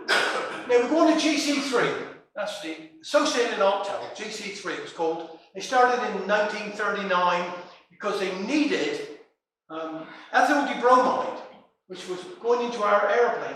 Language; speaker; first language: English; native; English